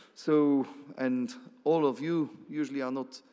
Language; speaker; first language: English; non-native, fluent; Luxembourgish